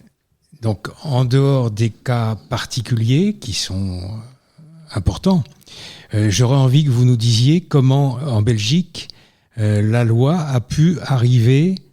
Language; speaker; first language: French; native; French